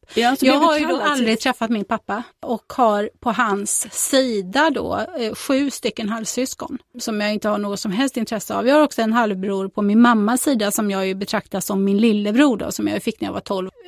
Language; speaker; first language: Swedish; native; Swedish